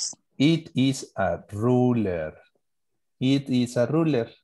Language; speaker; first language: English; non-native, learner; Spanish